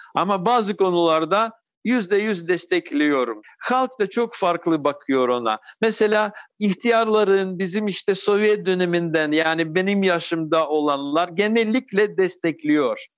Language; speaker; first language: Turkish; non-native, fluent; Russian